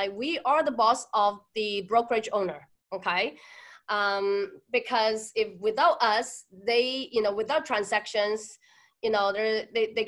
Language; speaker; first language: English; non-native, local second language; Cantonese